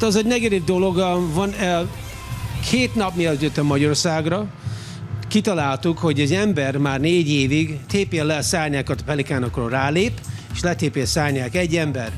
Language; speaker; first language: Hungarian; early bilingual, heritage; English